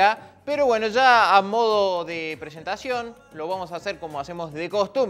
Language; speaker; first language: Spanish; native; Spanish